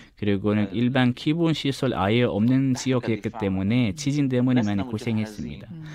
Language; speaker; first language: Korean; non-native, fluent; Arabic